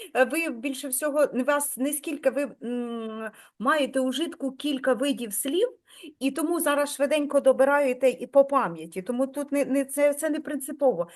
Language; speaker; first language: Ukrainian; native; Ukrainian